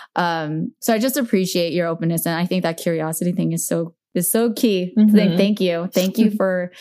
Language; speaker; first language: English; native; English